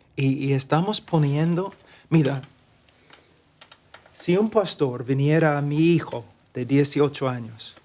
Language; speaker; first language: Spanish; non-native, fluent; English